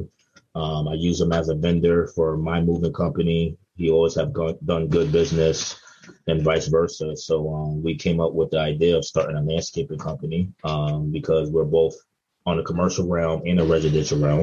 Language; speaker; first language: English; native; English